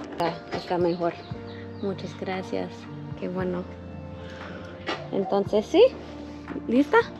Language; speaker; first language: Spanish; non-native, learner; English